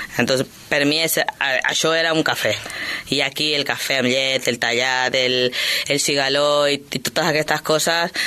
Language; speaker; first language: Catalan; early bilingual, other home language; Spanish